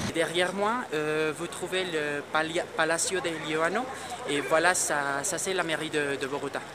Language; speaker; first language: French; non-native, fluent; Spanish